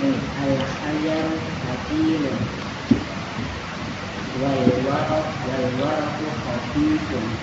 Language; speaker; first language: Arabic; non-native, learner; Indonesian